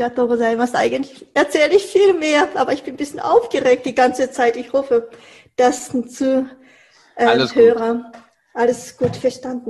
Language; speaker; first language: German; non-native, fluent; Japanese